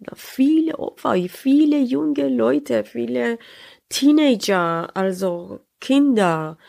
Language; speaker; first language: German; non-native, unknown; Persian